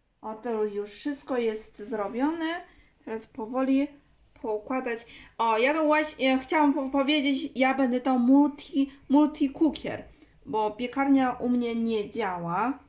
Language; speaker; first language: Polish; non-native, learner; Chinese